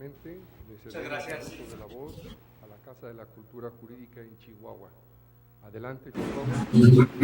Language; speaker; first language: Spanish; native; Spanish